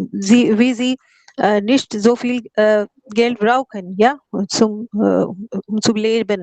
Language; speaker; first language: German; non-native, learner; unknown